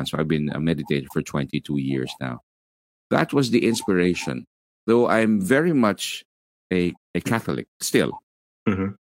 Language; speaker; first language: English; non-native, local second language; Filipino